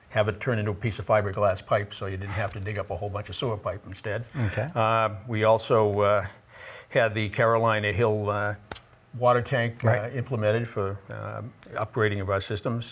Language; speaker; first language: English; native; English